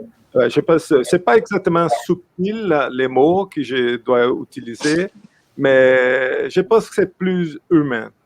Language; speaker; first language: French; non-native, fluent; Portuguese